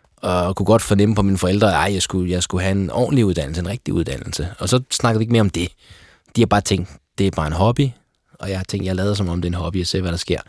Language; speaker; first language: Danish; early bilingual, other home language; Persian